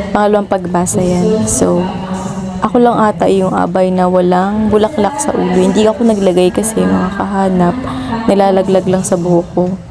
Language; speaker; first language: Filipino; native; Filipino